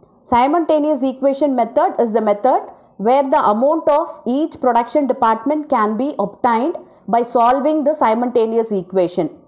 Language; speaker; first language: English; non-native, local second language; Tamil